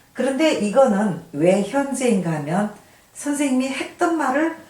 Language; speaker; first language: Korean; native; Korean